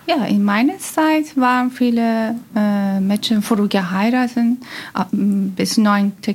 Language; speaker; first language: German; non-native, learner; Persian